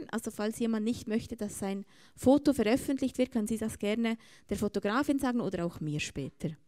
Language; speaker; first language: German; native; German